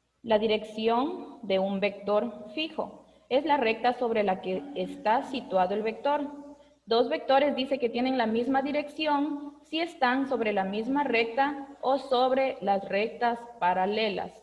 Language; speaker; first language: Spanish; native; Spanish